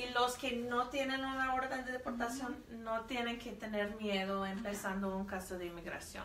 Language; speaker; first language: Spanish; non-native, fluent; English